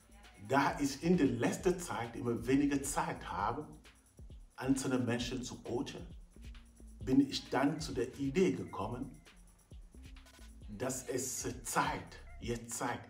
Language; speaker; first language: German; non-native, fluent; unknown